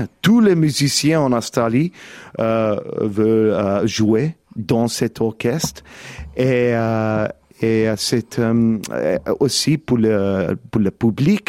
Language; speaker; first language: French; non-native, learner; English